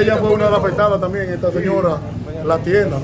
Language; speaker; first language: Spanish; native; Spanish